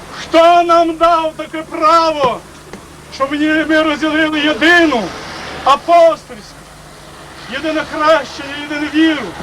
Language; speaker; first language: Ukrainian; native; Ukrainian